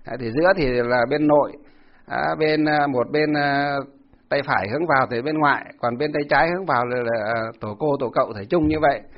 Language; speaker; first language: Vietnamese; non-native, local second language; Muong